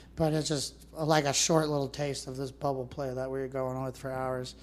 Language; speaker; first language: English; native; English